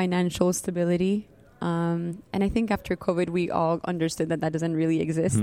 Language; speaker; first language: English; non-native, fluent; Spanish